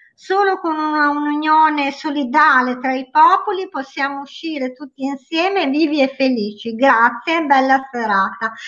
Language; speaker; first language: Italian; native; Italian